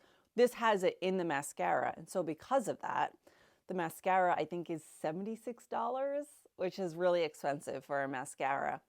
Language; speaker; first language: English; native; English